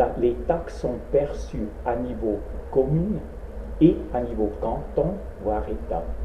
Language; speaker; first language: French; non-native, local second language; Swiss German